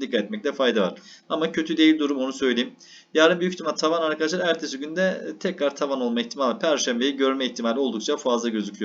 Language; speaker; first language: Turkish; native; Turkish